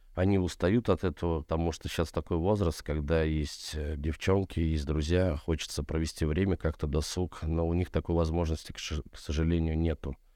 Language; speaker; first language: Russian; native; Russian